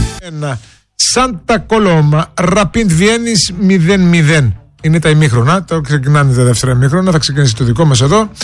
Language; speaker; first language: Greek; native; Greek